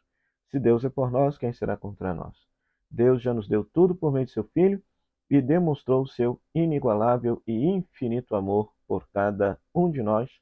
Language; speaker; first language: Portuguese; native; Portuguese